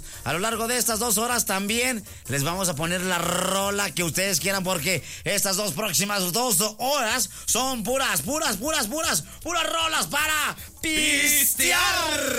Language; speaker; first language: Spanish; native; Spanish